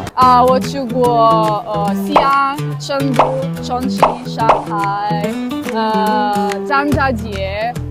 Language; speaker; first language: Chinese; non-native, learner; Italian